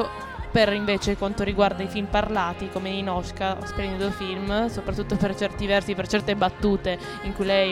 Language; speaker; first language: Italian; native; Italian